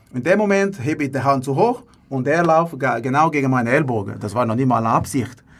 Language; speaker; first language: German; non-native, fluent; Portuguese